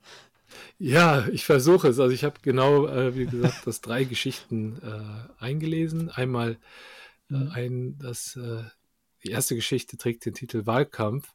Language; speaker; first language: German; early bilingual, other home language; Korean